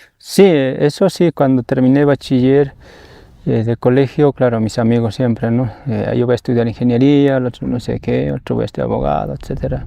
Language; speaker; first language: Spanish; non-native, local second language; Aymara